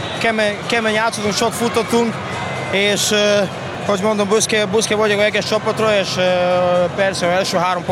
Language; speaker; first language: Hungarian; non-native, learner; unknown